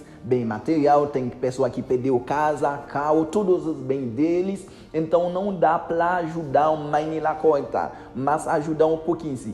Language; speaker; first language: Portuguese; non-native, learner; Haitian Creole